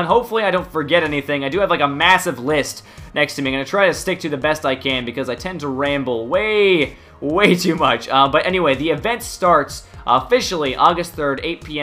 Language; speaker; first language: English; native; English